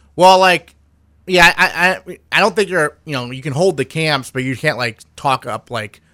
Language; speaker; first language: English; native; English